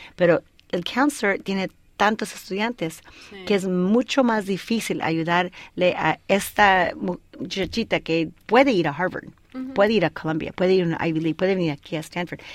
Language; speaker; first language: Spanish; early bilingual, heritage; Spanish